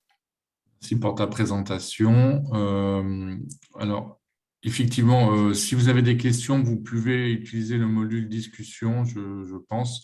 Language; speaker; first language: French; native; French